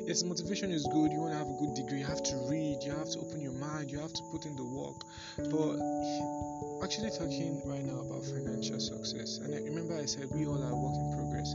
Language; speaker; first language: English; non-native, local second language; Yoruba